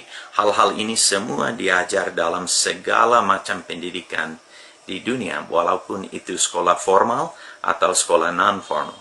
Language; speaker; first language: Indonesian; non-native, fluent; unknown